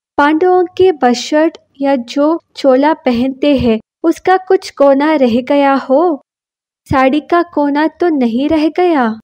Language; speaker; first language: Hindi; non-native, local second language; Kannada